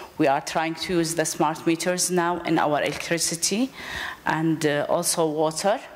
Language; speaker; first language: English; non-native, learner; Arabic